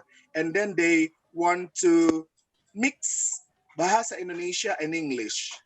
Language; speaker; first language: English; non-native, fluent; Indonesian